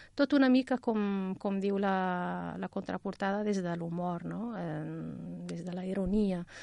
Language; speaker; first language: Catalan; non-native, fluent; Riffian